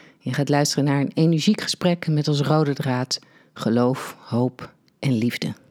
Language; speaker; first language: Dutch; native; Dutch